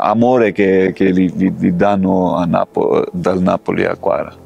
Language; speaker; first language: Italian; non-native, fluent; Georgian